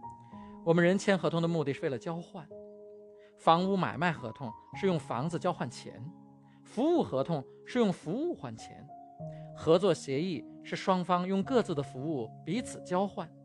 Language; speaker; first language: Chinese; native; Chinese